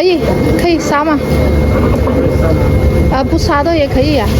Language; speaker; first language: Chinese; non-native, fluent; Indonesian